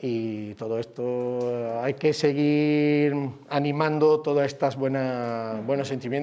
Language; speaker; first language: Spanish; non-native, fluent; Italian